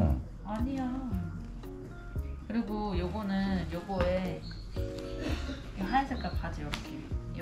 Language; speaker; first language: Korean; native; Korean